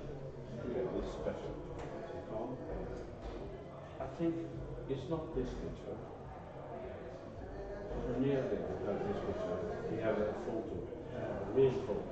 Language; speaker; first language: English; non-native, learner; Norwegian